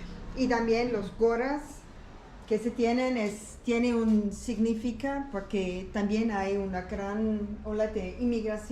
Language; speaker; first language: Spanish; non-native, learner; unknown